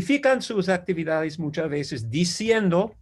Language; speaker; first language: Spanish; non-native, fluent; English